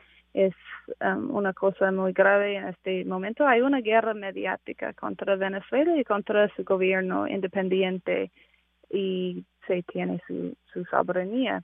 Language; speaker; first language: Spanish; non-native, fluent; English